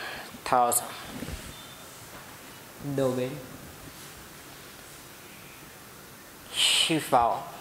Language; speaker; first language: Vietnamese; non-native, learner; Hindi